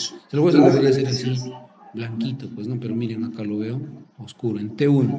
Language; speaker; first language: Spanish; native; Spanish